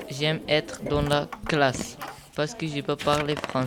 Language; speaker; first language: French; non-native, learner; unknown